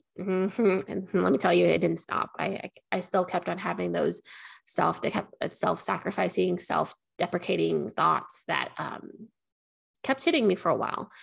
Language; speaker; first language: English; native; English